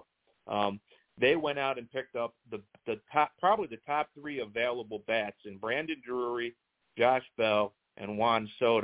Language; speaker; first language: English; native; English